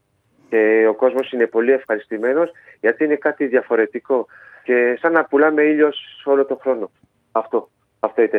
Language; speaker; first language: Greek; early bilingual, heritage; Greek